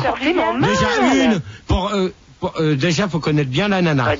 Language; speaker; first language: French; native; French